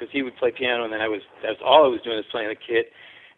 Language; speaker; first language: English; native; English